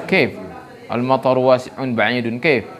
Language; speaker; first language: Arabic; non-native, fluent; Indonesian